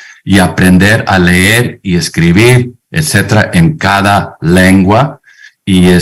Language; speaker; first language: Spanish; non-native, fluent; English